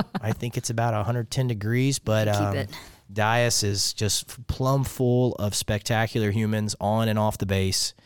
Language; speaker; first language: English; native; English